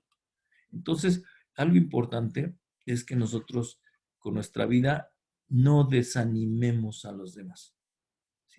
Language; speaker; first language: Spanish; native; Spanish